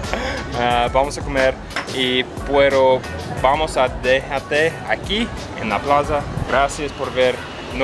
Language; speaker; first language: Spanish; non-native, learner; English